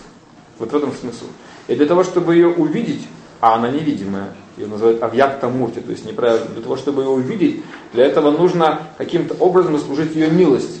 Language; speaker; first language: Russian; native; Russian